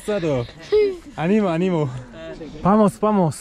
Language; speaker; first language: Spanish; non-native, learner; Korean